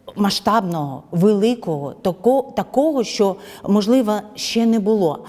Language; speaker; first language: Ukrainian; native; Ukrainian